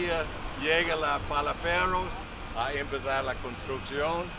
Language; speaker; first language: Spanish; non-native, learner; English